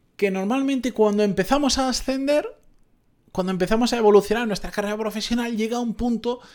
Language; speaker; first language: Spanish; native; Spanish